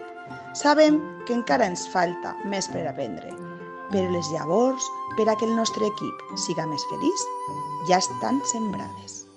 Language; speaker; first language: Catalan; native; Catalan